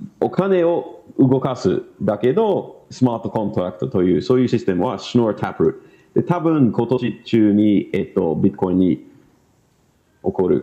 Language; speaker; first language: Japanese; non-native, learner; English